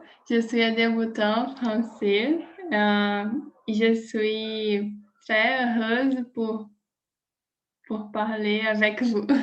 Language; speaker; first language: French; non-native, learner; Portuguese